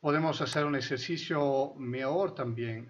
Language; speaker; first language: Spanish; non-native, fluent; Italian